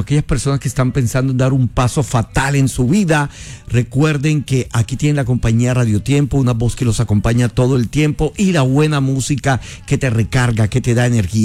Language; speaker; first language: Spanish; native; Spanish